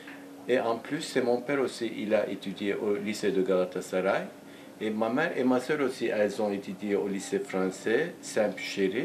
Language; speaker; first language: French; non-native, local second language; Turkish